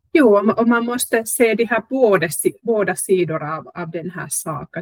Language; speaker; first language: Swedish; non-native, local second language; Finnish